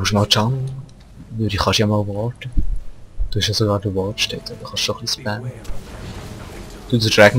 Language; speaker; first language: German; native; German